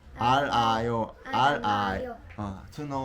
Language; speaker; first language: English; non-native, learner; Korean